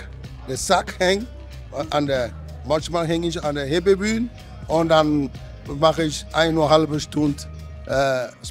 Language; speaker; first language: German; non-native, fluent; Ewe